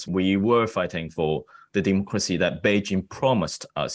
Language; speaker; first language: English; non-native, local second language; Cantonese